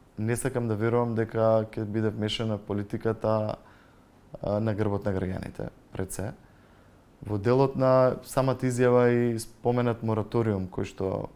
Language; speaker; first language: Macedonian; native; Macedonian